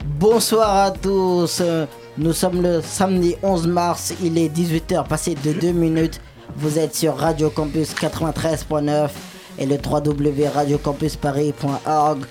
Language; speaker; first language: French; native; French